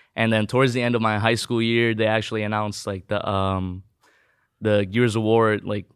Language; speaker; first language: English; early bilingual, other home language; Filipino